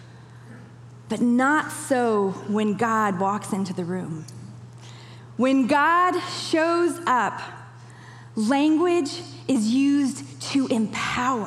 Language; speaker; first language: English; native; English